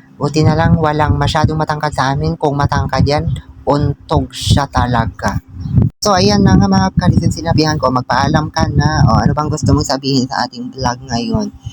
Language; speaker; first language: Filipino; non-native, local second language; Iloko